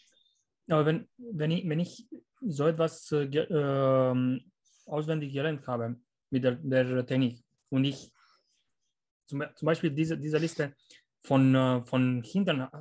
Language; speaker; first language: German; non-native, fluent; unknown